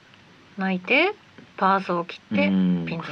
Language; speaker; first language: Japanese; native; Japanese